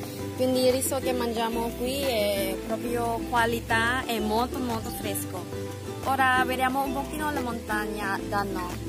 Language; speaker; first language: Italian; non-native, fluent; Thai